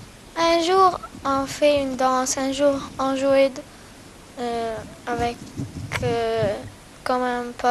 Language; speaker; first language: French; non-native, learner; Greek